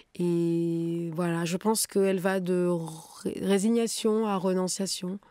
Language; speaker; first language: French; native; French